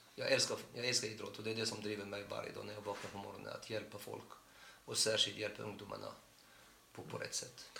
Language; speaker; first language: Swedish; non-native, fluent; Arabic